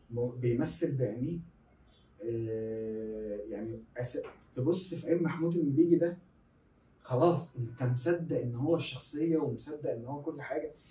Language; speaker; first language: Arabic; native; Arabic